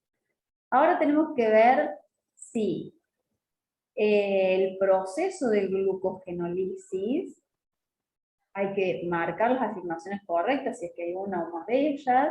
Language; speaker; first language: Spanish; native; Spanish